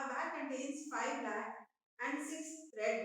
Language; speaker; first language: English; non-native, local second language; Hindi